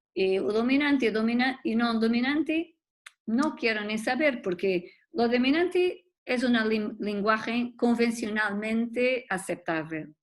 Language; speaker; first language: Spanish; non-native, learner; Portuguese